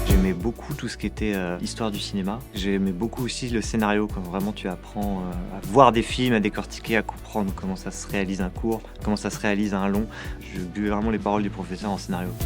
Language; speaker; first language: French; native; French